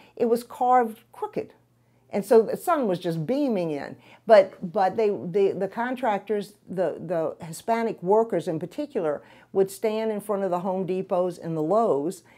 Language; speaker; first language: English; native; English